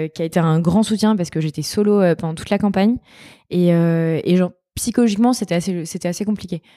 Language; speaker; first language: French; native; French